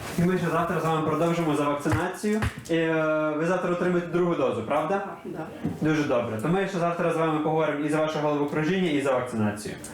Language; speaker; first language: Ukrainian; native; Ukrainian